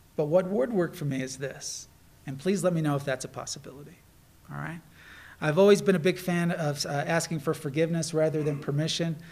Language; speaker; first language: English; native; English